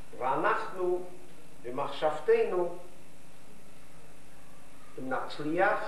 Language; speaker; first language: Hebrew; non-native, fluent; Yiddish